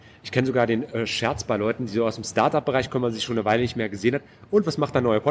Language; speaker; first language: German; native; German